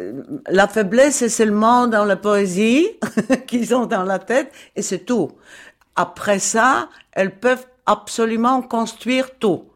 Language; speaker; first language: French; non-native, learner; Polish